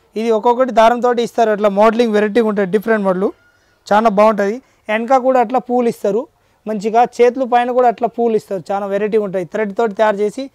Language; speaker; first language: Telugu; native; Telugu